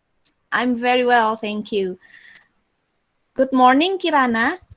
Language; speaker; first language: English; non-native, fluent; Indonesian